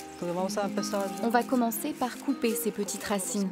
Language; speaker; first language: French; native; French